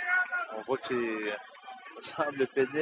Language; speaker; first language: French; native; French